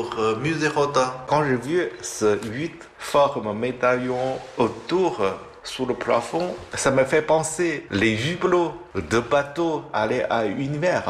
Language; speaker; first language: French; non-native, fluent; Chinese